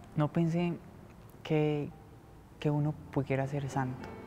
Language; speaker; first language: Spanish; native; Spanish